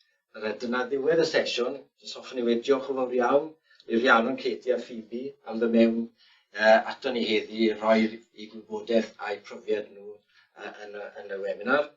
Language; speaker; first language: Welsh; native; Welsh